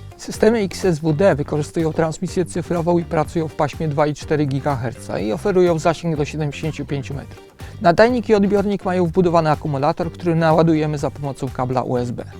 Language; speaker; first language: Polish; native; Polish